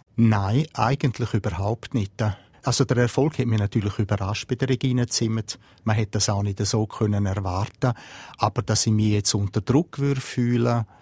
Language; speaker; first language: German; native; German